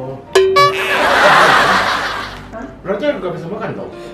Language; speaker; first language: Indonesian; non-native, fluent; Japanese